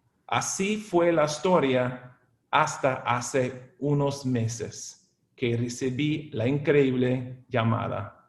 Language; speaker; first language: Spanish; non-native, fluent; English